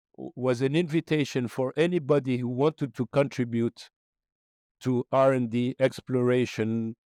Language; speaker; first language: English; non-native, fluent; Arabic